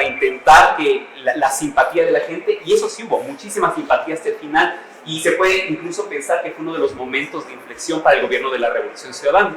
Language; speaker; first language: Spanish; native; Spanish